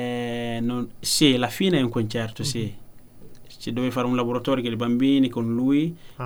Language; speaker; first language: Italian; non-native, learner; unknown